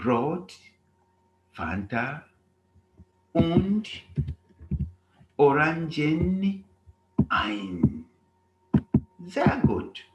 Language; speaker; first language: German; non-native, fluent; English